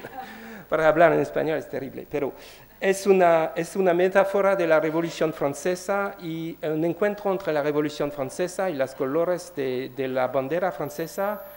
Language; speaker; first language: Spanish; non-native, learner; French